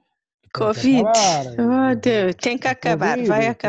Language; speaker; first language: Portuguese; non-native, local second language; Kabuverdianu